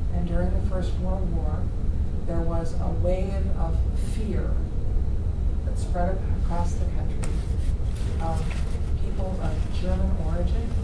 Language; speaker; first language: English; native; English